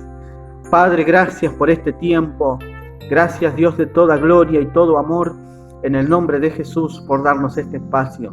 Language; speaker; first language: Spanish; native; Spanish